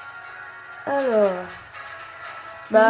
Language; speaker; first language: French; native; French